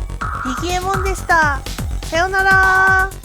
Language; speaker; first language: Japanese; native; Japanese